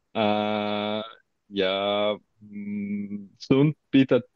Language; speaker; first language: Finnish; non-native, learner; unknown